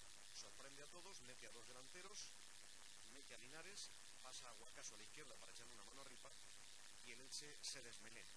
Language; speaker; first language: Spanish; native; Spanish